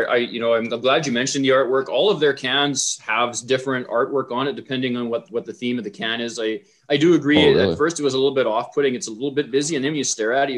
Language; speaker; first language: English; native; English